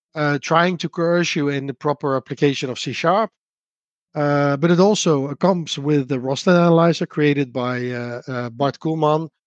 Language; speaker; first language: English; non-native, fluent; Dutch